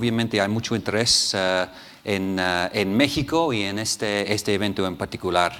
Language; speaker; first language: Spanish; non-native, fluent; English